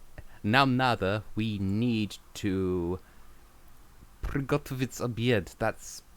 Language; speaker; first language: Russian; non-native, learner; English